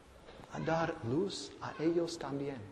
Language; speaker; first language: Spanish; non-native, fluent; English